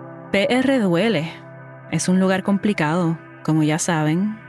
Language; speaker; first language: Spanish; early bilingual, heritage; Spanish